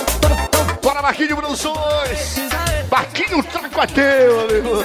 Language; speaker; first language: Portuguese; native; Portuguese